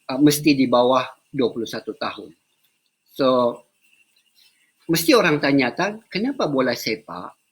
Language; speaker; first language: Malay; non-native, local second language; Central Dusun